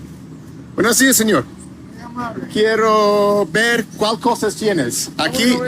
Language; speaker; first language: Spanish; non-native, learner; English